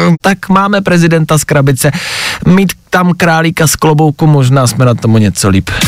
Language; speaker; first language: Czech; native; Czech